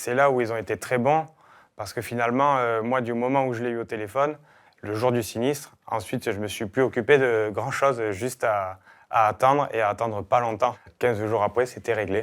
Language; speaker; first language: French; native; French